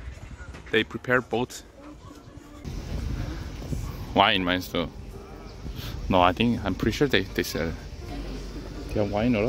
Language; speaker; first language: English; non-native, learner; Korean